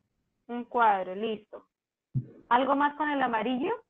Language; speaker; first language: Spanish; native; Spanish